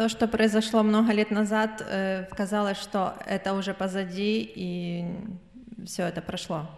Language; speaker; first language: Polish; non-native, learner; Russian